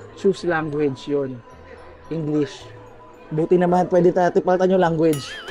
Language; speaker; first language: Filipino; native; Filipino